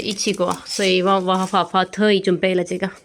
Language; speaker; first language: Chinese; non-native, fluent; Urdu